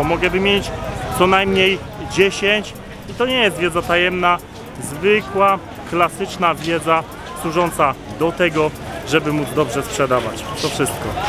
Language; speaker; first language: Polish; native; Polish